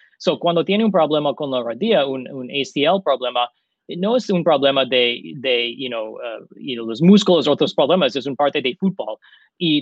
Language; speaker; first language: Spanish; non-native, learner; English